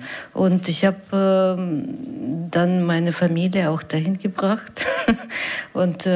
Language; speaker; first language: German; non-native, fluent; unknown